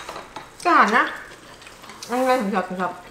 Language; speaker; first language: Vietnamese; native; Vietnamese